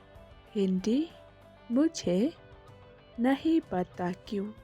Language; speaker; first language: Hindi; non-native, local second language; Khasi